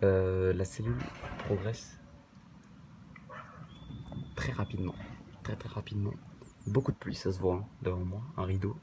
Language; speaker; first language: French; native; French